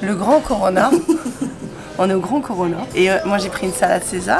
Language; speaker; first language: French; native; French